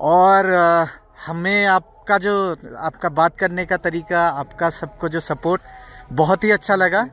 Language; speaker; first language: Hindi; non-native, local second language; Bangla